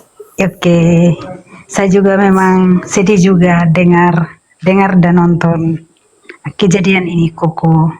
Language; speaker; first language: Indonesian; non-native, local second language; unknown